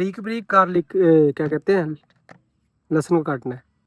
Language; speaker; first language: Hindi; non-native, local second language; Punjabi